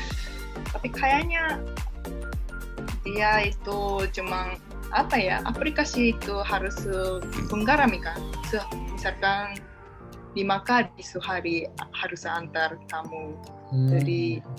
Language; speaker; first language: Indonesian; non-native, learner; Japanese